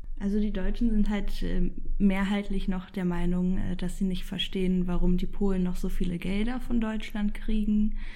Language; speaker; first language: German; early bilingual, other home language; Polish